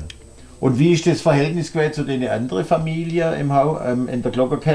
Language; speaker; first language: German; native; German